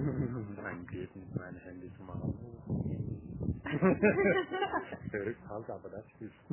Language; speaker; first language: German; non-native, learner; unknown